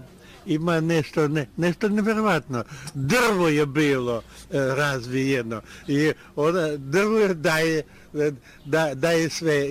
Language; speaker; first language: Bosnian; non-native, learner; Russian